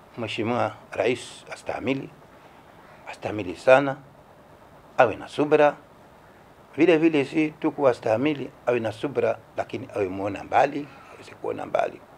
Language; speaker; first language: Swahili; native; Swahili